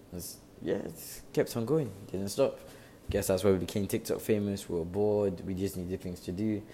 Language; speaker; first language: English; native; English